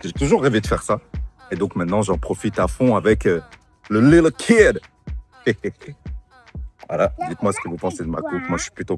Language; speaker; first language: French; native; French